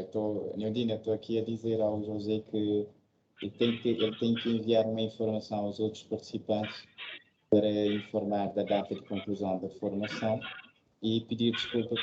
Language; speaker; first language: Portuguese; non-native, local second language; Kabuverdianu